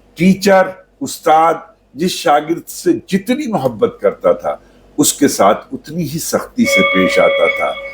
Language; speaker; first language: Urdu; native; Urdu